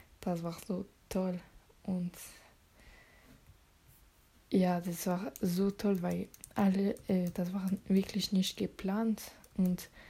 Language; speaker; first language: German; non-native, learner; French